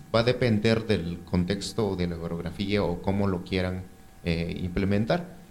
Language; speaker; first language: Spanish; non-native, local second language; Mixtepec Mixtec